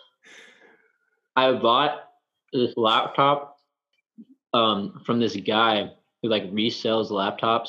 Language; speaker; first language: English; native; English